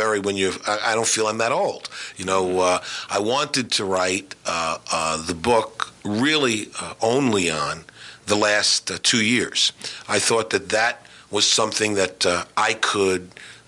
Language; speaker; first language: English; native; English